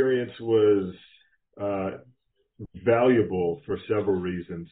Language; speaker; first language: English; native; English